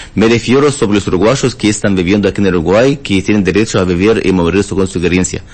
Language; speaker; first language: Spanish; non-native, learner; Arabic